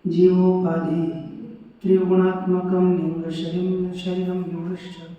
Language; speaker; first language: Hindi; non-native, local second language; Marathi